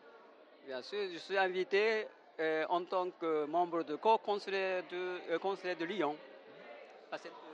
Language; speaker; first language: French; non-native, fluent; Japanese